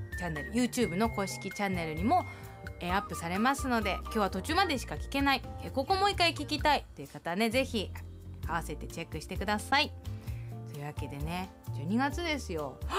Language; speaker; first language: Japanese; early bilingual, heritage; Japanese